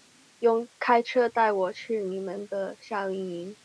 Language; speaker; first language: Chinese; early bilingual, heritage; Chinese